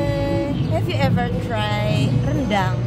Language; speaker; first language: English; non-native, learner; Indonesian